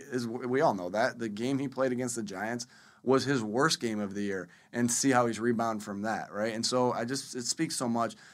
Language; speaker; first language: English; native; English